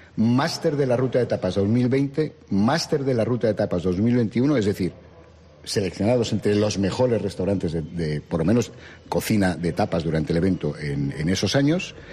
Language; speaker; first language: Spanish; native; Spanish